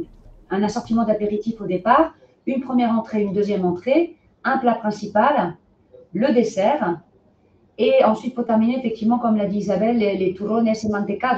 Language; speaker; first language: French; native; French